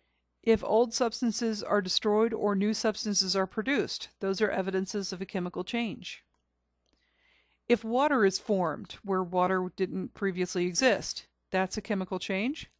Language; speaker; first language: English; native; English